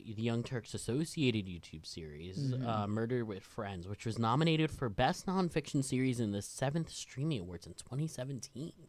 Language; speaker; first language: English; native; English